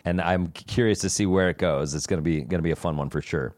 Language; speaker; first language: English; native; English